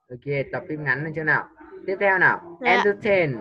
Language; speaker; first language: Vietnamese; native; Vietnamese